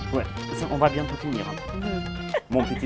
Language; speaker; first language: French; non-native, fluent; Russian